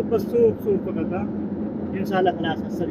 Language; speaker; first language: Arabic; non-native, learner; Hindi